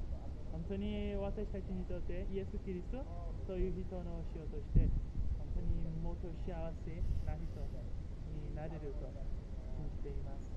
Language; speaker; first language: Japanese; non-native, fluent; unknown